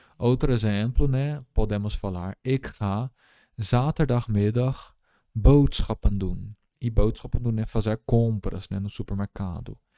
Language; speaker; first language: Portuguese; non-native, fluent; Dutch